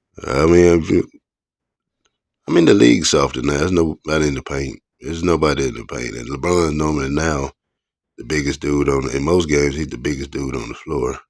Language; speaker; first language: English; native; English